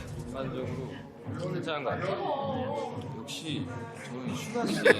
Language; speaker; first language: Korean; native; Korean